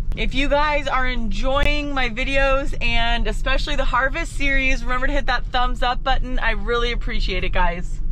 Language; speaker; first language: English; native; English